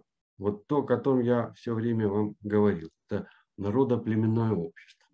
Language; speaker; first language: Russian; native; Russian